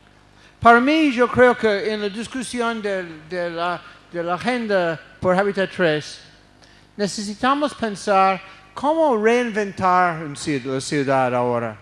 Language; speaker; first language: Spanish; non-native, fluent; English